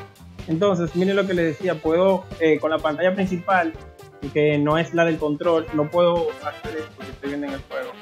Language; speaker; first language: Spanish; native; Spanish